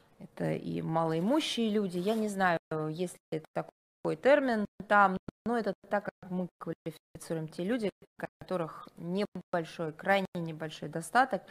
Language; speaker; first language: Russian; native; Russian